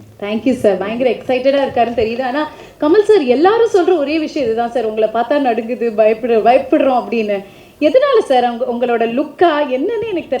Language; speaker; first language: Tamil; native; Tamil